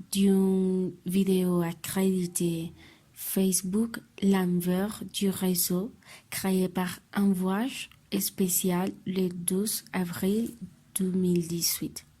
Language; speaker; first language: French; non-native, learner; Spanish